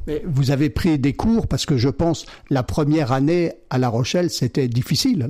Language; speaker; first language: French; native; French